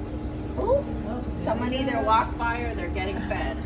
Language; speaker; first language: English; native; English